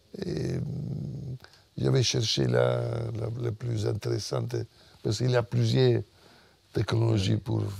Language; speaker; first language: French; non-native, fluent; Italian